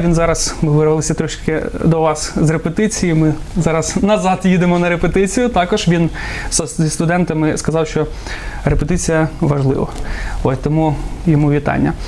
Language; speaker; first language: Ukrainian; non-native, local second language; Russian